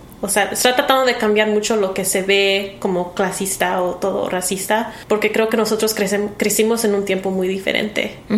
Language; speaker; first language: Spanish; early bilingual, heritage; Spanish